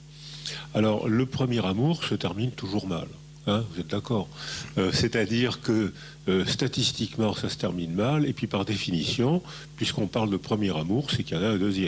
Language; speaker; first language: French; native; French